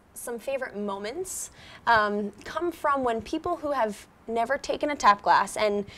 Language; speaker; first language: English; native; English